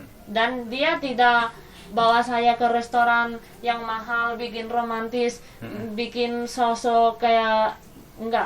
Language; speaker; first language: Indonesian; non-native, fluent; Spanish